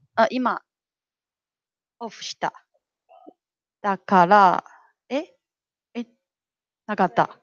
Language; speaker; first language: Japanese; non-native, fluent; Chinese